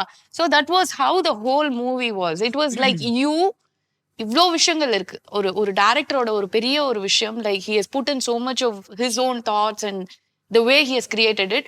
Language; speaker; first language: Tamil; native; Tamil